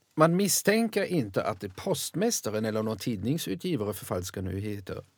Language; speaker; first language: Swedish; non-native, fluent; German